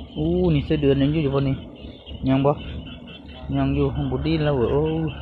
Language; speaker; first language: Thai; native; Thai